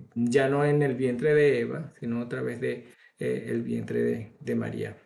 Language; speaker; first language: Spanish; native; Spanish